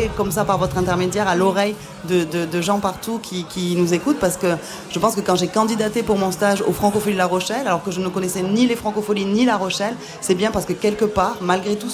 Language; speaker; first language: French; native; French